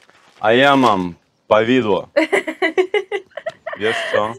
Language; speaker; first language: Polish; non-native, learner; Russian